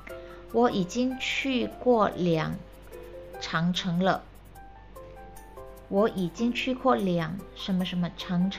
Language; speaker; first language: Chinese; non-native, fluent; Indonesian